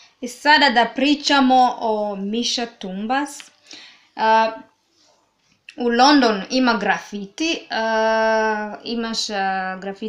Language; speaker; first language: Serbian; non-native, learner; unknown